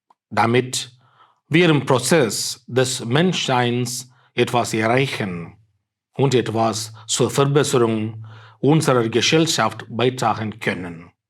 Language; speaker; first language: German; non-native, fluent; Tamil